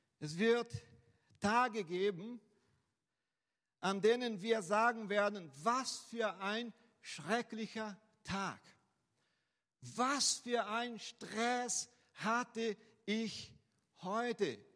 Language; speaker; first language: German; non-native, fluent; Portuguese